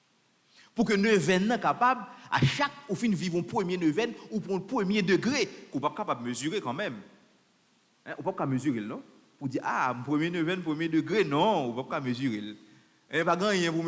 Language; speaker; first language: French; non-native, local second language; Haitian Creole